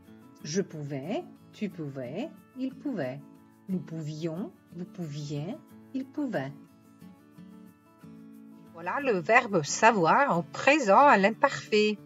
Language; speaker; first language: French; non-native, fluent; Italian